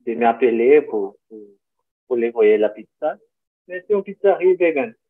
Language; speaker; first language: French; non-native, learner; Portuguese